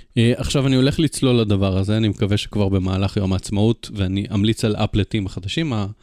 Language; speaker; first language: Hebrew; native; Hebrew